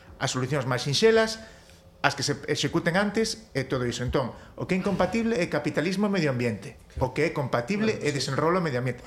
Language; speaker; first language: Galician; native; Galician